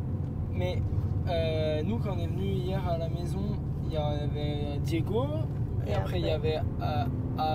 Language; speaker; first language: French; native; French